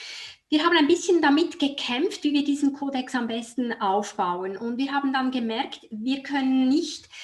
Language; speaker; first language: German; native; German